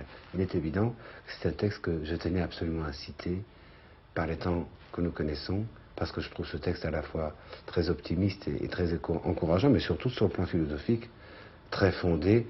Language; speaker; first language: French; native; French